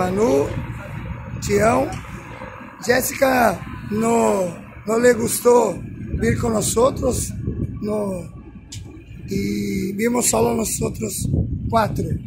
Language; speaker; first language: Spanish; non-native, learner; Portuguese